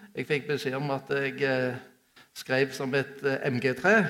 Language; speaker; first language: Norwegian; native; Norwegian